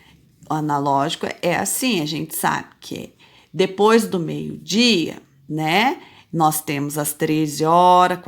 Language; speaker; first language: Portuguese; native; Portuguese